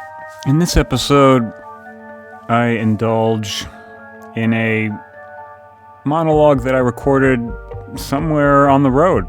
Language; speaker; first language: English; native; English